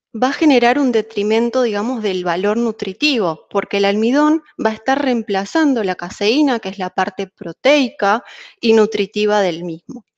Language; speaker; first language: Spanish; native; Spanish